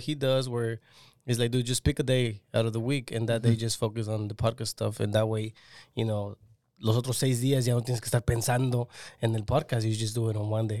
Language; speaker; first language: English; early bilingual, other home language; Spanish